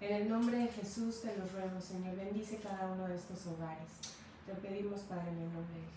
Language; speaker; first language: Spanish; native; Spanish